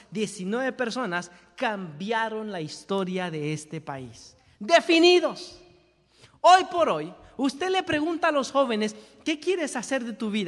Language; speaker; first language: Spanish; native; Spanish